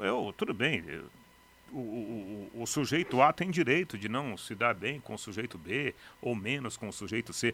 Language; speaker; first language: Portuguese; native; Portuguese